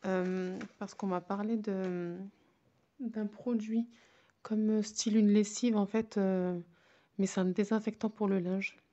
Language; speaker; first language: French; native; French